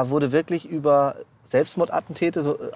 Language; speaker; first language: German; native; German